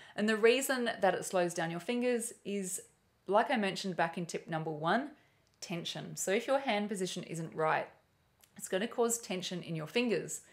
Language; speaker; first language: English; native; English